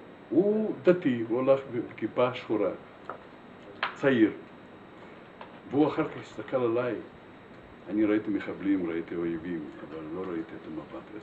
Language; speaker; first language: Hebrew; non-native, fluent; Russian